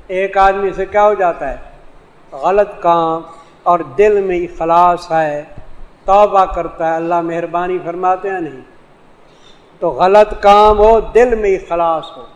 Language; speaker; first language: Urdu; non-native, local second language; Saraiki